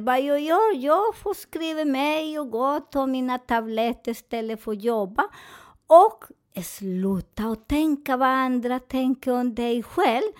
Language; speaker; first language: Swedish; non-native, fluent; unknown